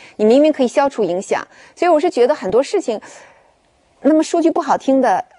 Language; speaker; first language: Chinese; native; Chinese